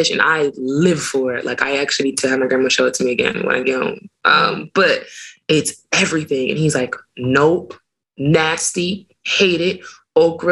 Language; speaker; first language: English; native; English